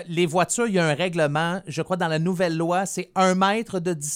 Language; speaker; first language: French; native; French